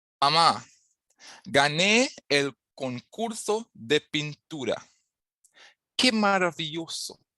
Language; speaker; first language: Spanish; non-native, fluent; English